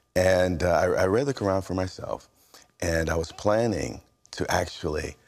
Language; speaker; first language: English; native; English